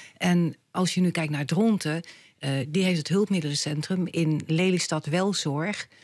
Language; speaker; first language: Dutch; native; Dutch